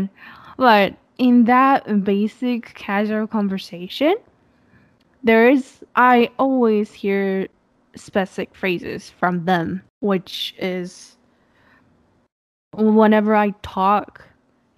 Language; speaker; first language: English; non-native, fluent; Japanese